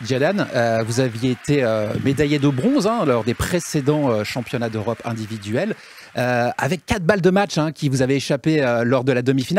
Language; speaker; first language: French; native; French